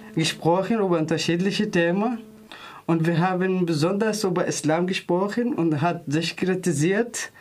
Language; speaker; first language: German; non-native, fluent; Arabic